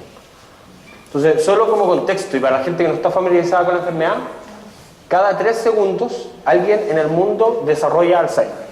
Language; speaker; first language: Spanish; native; Spanish